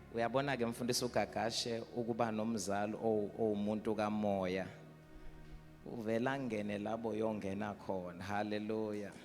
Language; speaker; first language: Zulu; non-native, local second language; South Ndebele